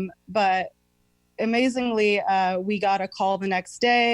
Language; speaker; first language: English; native; English